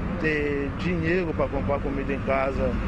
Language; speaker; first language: Portuguese; non-native, fluent; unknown